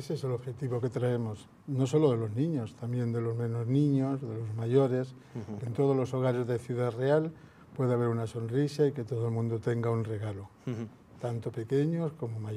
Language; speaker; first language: Spanish; native; Spanish